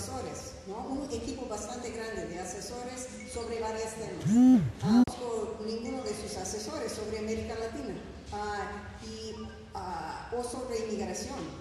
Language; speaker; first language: Spanish; non-native, fluent; English